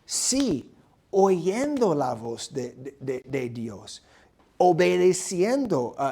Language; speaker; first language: Spanish; non-native, fluent; English